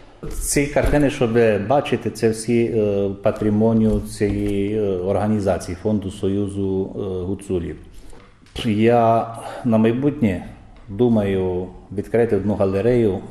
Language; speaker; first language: Ukrainian; early bilingual, heritage; Ukrainian